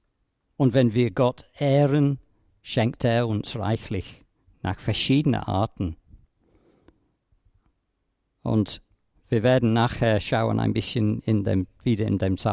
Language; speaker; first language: German; non-native, fluent; English